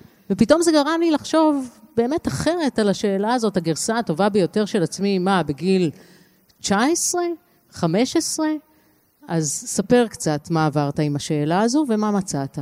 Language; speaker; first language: Hebrew; native; Hebrew